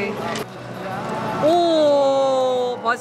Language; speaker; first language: Korean; native; Korean